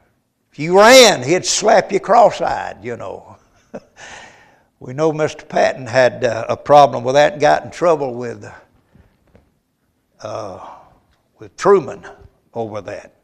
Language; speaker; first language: English; native; English